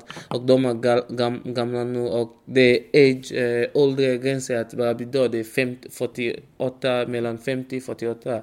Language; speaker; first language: Swedish; non-native, learner; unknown